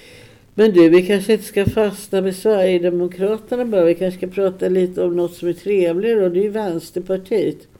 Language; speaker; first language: Swedish; native; Swedish